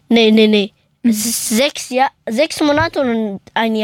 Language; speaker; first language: German; early bilingual, other home language; Persian